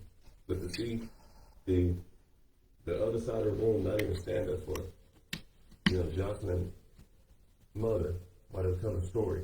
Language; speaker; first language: English; native; English